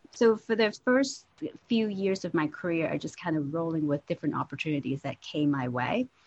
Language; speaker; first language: English; non-native, local second language; Cantonese